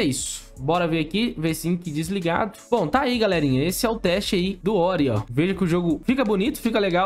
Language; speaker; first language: Portuguese; native; Portuguese